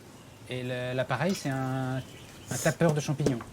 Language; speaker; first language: French; native; French